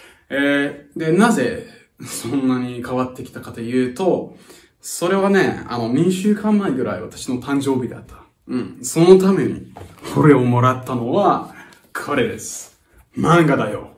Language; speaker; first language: Japanese; non-native, fluent; English